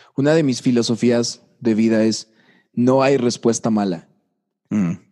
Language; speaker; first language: Spanish; native; Spanish